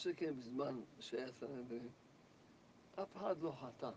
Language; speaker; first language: Hebrew; early bilingual, other home language; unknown